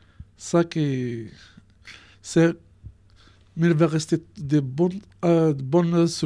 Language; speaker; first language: French; non-native, learner; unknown